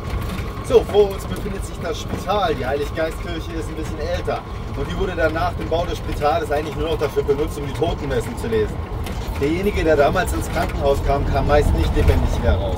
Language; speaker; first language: German; native; German